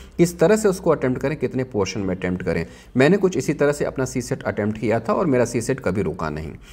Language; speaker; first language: Hindi; native; Hindi